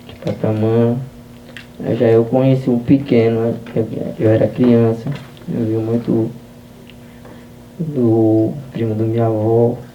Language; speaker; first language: Portuguese; non-native, local second language; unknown